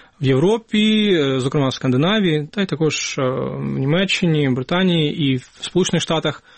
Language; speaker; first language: Ukrainian; non-native, local second language; Russian